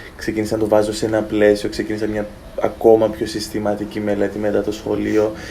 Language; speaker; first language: Greek; native; Greek